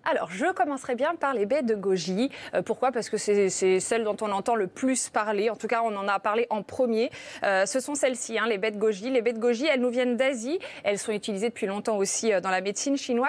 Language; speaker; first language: French; native; French